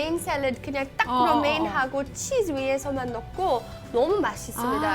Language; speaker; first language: Korean; non-native, fluent; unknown